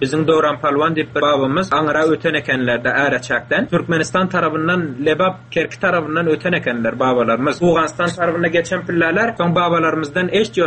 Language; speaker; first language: Turkish; non-native, learner; Turkmen